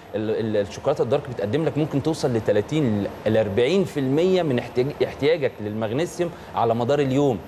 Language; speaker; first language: Egyptian Arabic; native; Egyptian Arabic